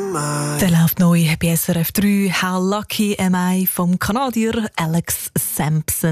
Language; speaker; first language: German; native; German